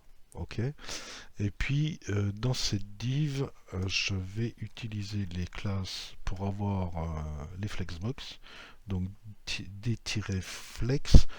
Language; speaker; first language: French; native; French